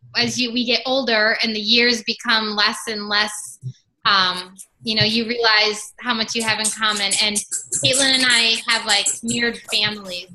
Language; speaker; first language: English; native; English